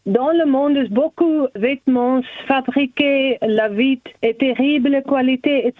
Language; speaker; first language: French; non-native, learner; German